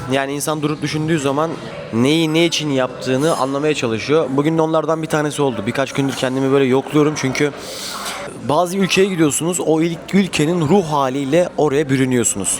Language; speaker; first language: Turkish; native; Turkish